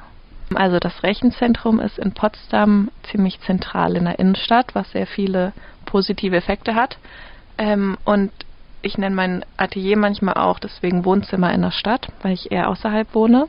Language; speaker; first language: German; native; German